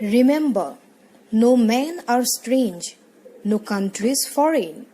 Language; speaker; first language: English; non-native, local second language; Assamese